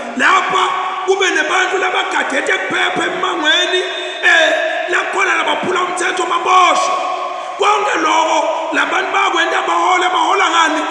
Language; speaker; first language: Zulu; non-native, local second language; Swati